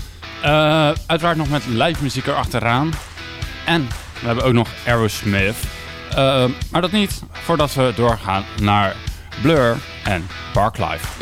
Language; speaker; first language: Dutch; native; Dutch